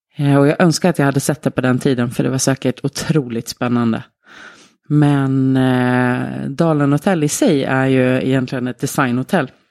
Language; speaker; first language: Swedish; native; Swedish